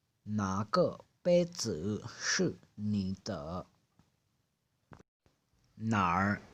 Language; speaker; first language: Chinese; non-native, fluent; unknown